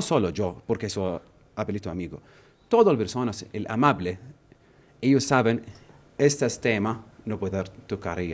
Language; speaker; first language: Spanish; non-native, learner; Arabic